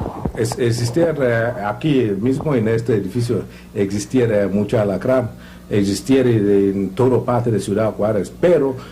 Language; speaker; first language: Spanish; non-native, learner; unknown